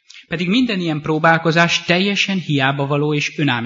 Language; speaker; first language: Hungarian; native; Hungarian